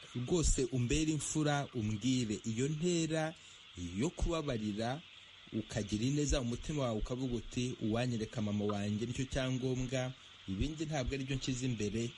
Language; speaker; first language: Kinyarwanda; native; Kinyarwanda